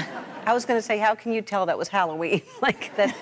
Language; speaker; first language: English; native; English